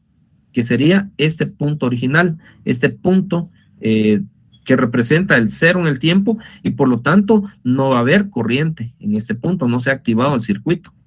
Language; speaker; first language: Spanish; native; Spanish